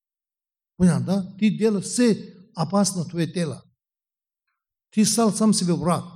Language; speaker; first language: Russian; non-native, learner; Tibetan